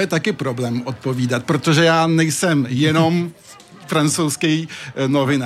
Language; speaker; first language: Czech; early bilingual, heritage; French